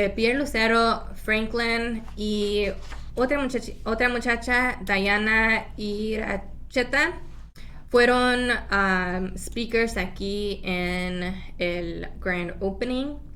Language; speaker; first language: Spanish; early bilingual, heritage; Spanish